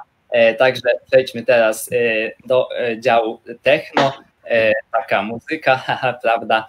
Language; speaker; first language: Polish; native; Polish